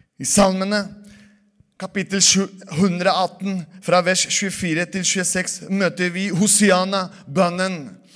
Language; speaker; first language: Norwegian; non-native, fluent; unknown